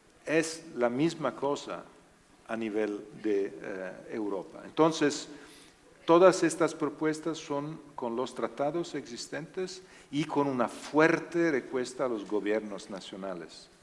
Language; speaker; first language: Spanish; non-native, learner; Italian